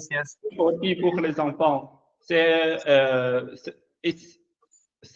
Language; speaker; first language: French; non-native, learner; Chinese